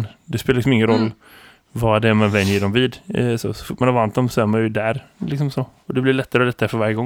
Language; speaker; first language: Swedish; native; Swedish